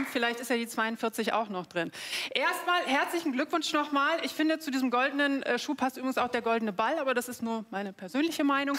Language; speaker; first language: German; native; German